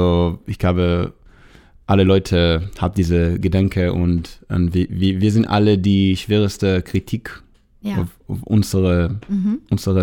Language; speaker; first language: German; non-native, learner; Hebrew